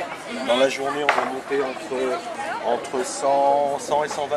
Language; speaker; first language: French; native; French